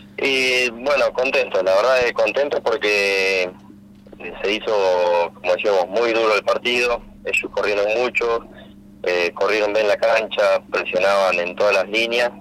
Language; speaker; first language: Spanish; native; Spanish